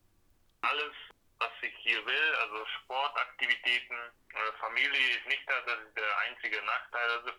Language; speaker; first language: German; non-native, fluent; Slovak